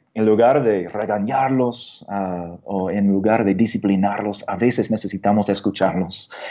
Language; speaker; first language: Spanish; non-native, fluent; English